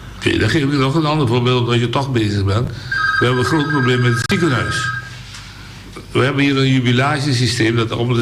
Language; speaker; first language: Dutch; non-native, local second language; Papiamento